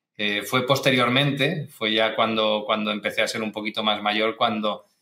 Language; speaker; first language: Spanish; native; Spanish